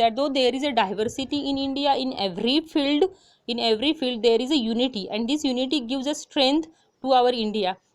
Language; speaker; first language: English; non-native, local second language; Marathi